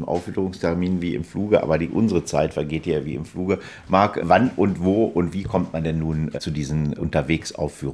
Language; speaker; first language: German; native; German